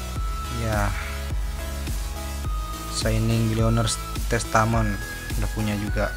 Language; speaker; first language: Indonesian; native; Indonesian